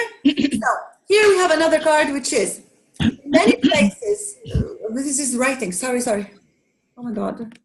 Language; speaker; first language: English; non-native, fluent; Arabic